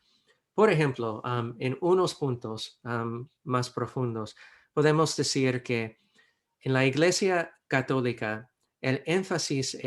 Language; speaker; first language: Spanish; non-native, fluent; English